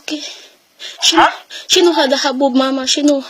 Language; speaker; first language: Arabic; non-native, learner; Filipino